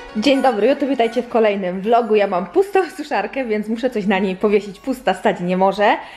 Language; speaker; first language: Polish; native; Polish